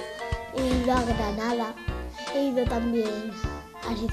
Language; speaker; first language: Spanish; native; Spanish